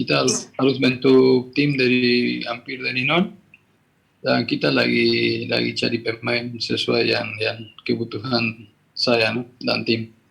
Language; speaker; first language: Indonesian; non-native, fluent; Spanish